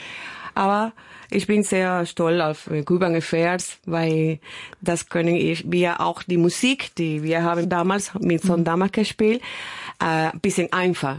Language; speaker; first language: German; non-native, learner; Spanish